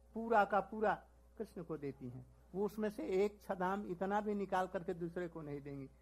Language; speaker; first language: Hindi; native; Hindi